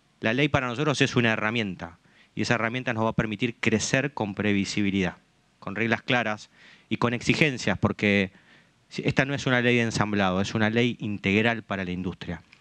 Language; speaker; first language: Spanish; native; Spanish